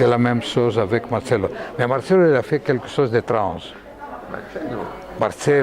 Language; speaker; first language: French; non-native, fluent; Greek